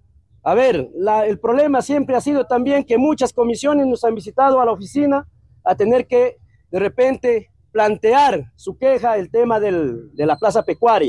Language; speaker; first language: Spanish; native; Spanish